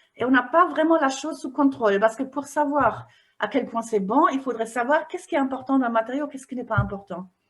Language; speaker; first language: French; non-native, fluent; German